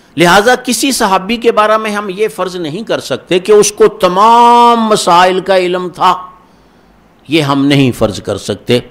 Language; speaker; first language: Urdu; non-native, local second language; Punjabi